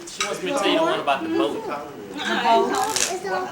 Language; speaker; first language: English; native; English